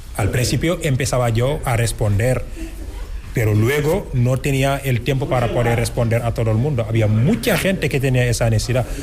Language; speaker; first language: Spanish; non-native, fluent; Wolof